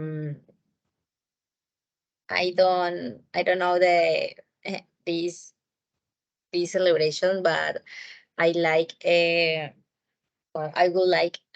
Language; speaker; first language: English; non-native, learner; Spanish